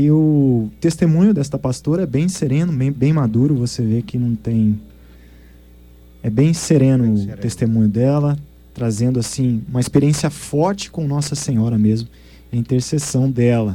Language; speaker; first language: Portuguese; native; Portuguese